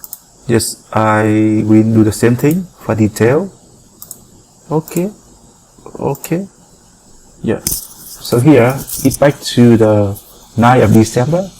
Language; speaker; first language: English; non-native, fluent; Vietnamese